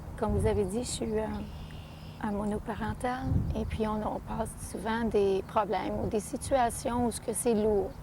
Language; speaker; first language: French; non-native, local second language; English